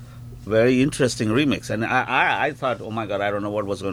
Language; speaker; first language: English; non-native, local second language; Bangla